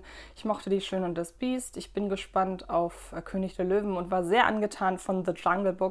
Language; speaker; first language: German; native; German